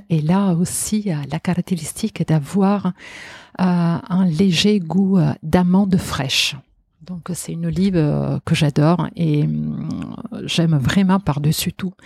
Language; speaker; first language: French; non-native, fluent; Italian